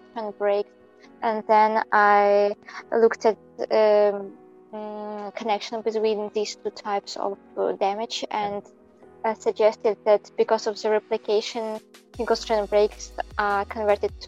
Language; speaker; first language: English; non-native, fluent; Belarusian